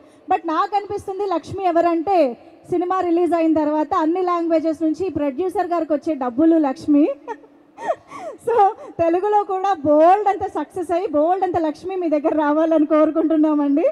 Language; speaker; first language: Telugu; native; Telugu